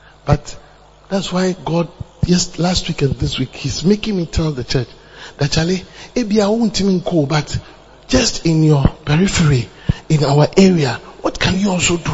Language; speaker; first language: English; non-native, local second language; Akan